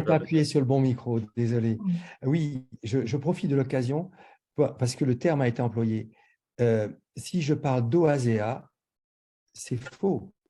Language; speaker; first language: French; native; French